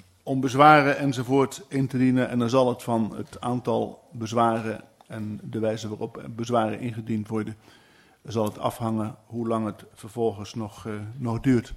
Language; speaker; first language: Dutch; native; Dutch